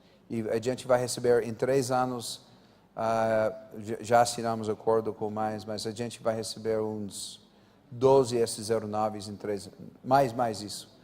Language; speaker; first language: Portuguese; non-native, fluent; English